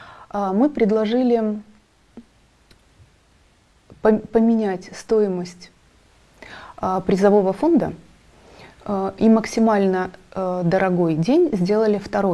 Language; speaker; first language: Russian; native; Russian